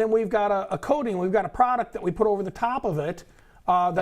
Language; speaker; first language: English; native; English